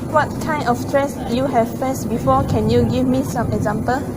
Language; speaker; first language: English; non-native, learner; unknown